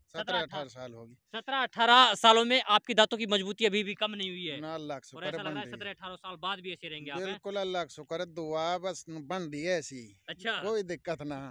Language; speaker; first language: Hindi; native; Hindi